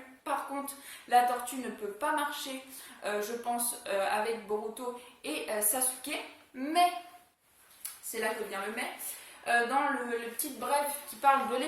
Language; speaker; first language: French; native; French